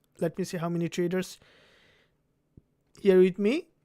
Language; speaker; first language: English; non-native, fluent; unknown